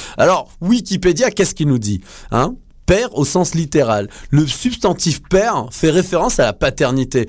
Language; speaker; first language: French; native; French